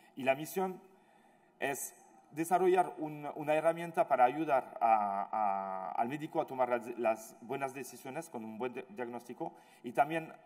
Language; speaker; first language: Spanish; non-native, fluent; French